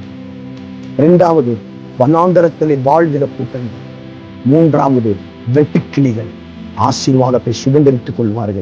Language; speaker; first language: Tamil; native; Tamil